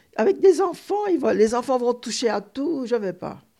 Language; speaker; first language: French; non-native, fluent; Turkish